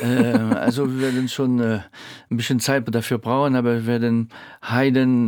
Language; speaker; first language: German; non-native, fluent; French